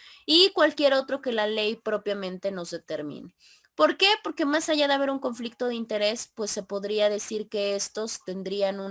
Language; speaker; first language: Spanish; native; Spanish